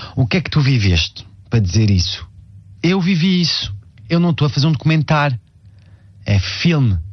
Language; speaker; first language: Portuguese; early bilingual, heritage; Portuguese